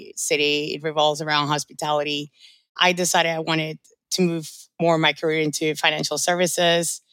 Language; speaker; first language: English; early bilingual, other home language; Spanish